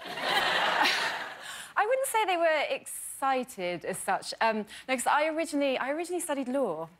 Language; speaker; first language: English; native; English